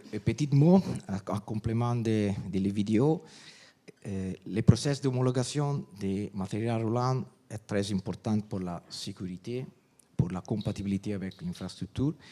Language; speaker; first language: French; non-native, fluent; Italian